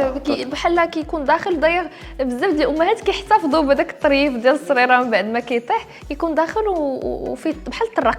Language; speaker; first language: Arabic; native; Arabic